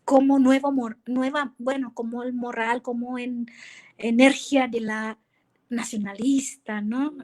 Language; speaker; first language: Spanish; non-native, fluent; Indonesian